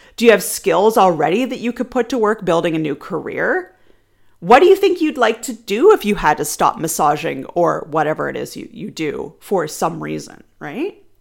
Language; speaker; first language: English; native; English